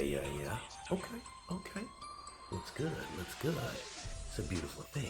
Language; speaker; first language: English; native; English